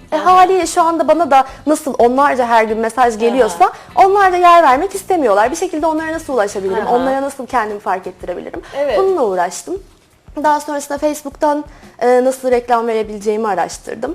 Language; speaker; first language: Turkish; native; Turkish